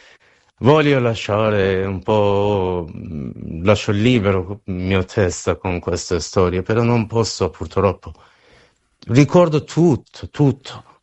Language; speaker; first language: Italian; non-native, learner; Persian